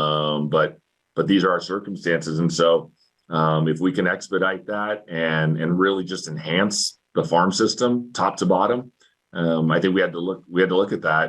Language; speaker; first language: English; native; English